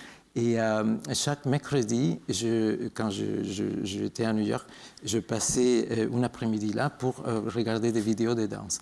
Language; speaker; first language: French; non-native, fluent; Spanish